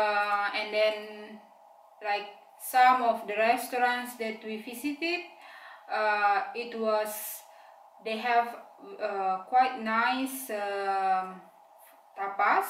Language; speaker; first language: English; non-native, fluent; Indonesian